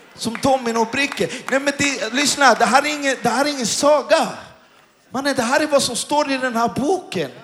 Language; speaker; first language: Swedish; native; Swedish